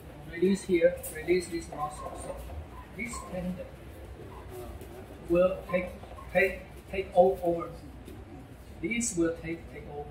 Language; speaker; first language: English; non-native, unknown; Chinese